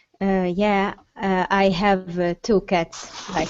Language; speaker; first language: English; non-native, learner; Hungarian